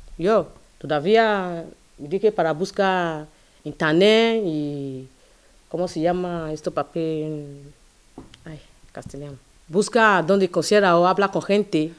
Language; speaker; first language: Spanish; non-native, learner; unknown